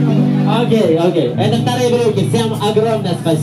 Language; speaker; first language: Russian; native; Russian